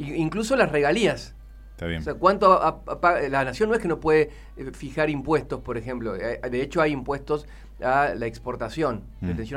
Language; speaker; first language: Spanish; native; Spanish